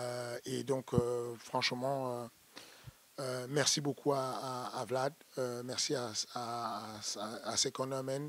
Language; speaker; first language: French; native; French